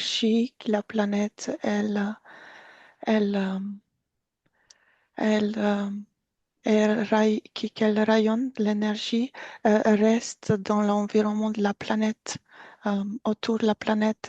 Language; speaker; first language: French; non-native, fluent; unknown